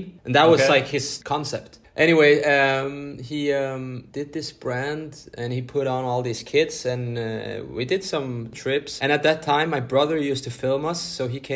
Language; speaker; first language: English; non-native, fluent; Norwegian